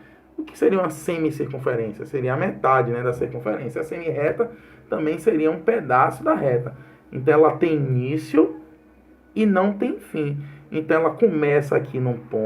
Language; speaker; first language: Portuguese; native; Portuguese